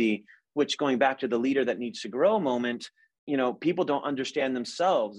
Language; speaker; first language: English; native; English